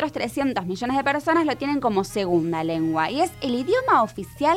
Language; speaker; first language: Spanish; native; Spanish